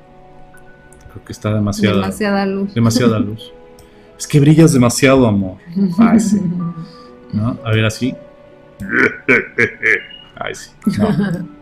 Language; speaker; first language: Spanish; native; Spanish